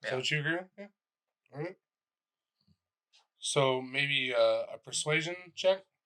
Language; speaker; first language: English; native; English